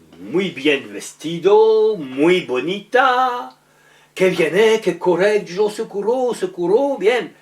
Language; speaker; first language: Spanish; non-native, learner; French